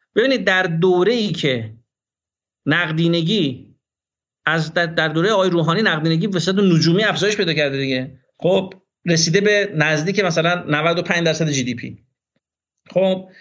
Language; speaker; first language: Persian; non-native, local second language; Azerbaijani